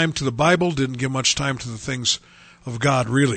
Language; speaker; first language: English; native; English